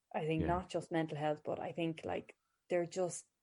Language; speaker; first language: English; native; English